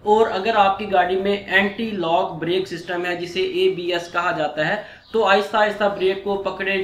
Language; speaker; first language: Urdu; non-native, local second language; Punjabi